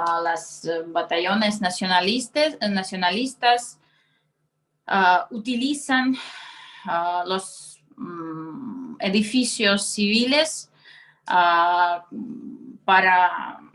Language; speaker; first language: Spanish; non-native, fluent; Russian